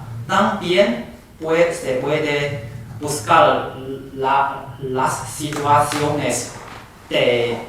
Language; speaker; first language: Spanish; non-native, fluent; Chinese